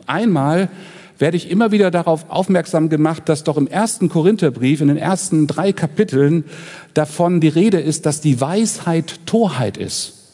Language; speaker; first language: German; native; German